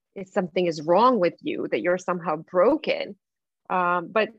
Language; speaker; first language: English; non-native, fluent; Russian